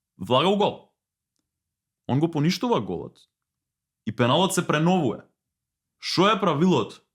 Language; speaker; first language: Macedonian; native; Macedonian